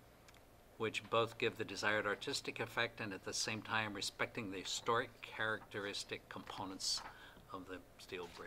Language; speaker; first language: English; native; English